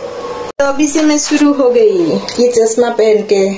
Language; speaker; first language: Hindi; native; Hindi